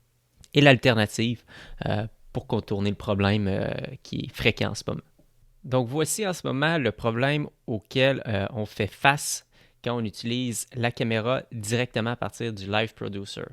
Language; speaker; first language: French; native; French